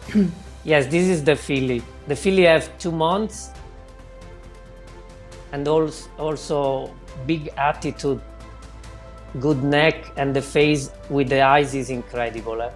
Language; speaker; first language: English; non-native, learner; Italian